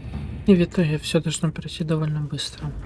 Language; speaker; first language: Russian; native; Russian